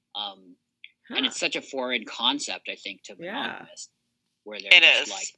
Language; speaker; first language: English; native; English